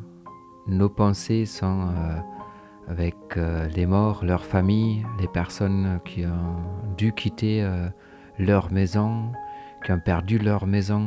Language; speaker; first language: French; non-native, fluent; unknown